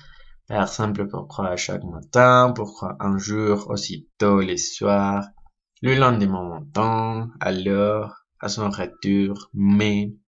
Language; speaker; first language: French; non-native, learner; Spanish